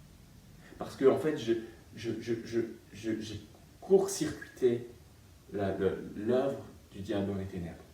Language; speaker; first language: French; native; French